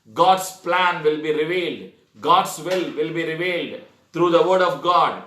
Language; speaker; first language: English; non-native, local second language; Telugu